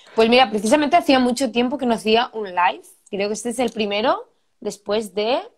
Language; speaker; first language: Spanish; native; Spanish